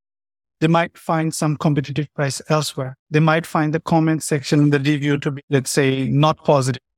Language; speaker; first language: English; non-native, fluent; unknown